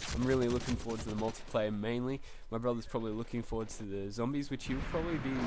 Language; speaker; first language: English; native; English